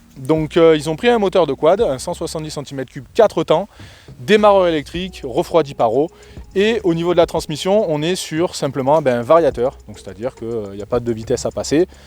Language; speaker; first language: French; native; French